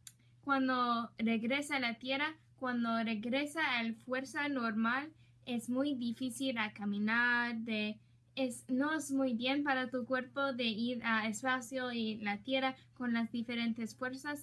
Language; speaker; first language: Spanish; non-native, learner; English